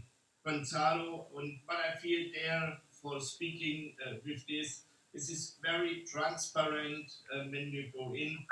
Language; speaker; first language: English; non-native, learner; German